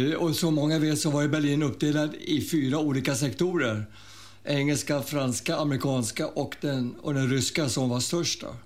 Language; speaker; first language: Swedish; early bilingual, other home language; German